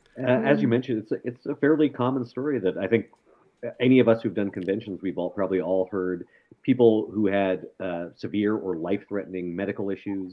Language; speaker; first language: English; native; English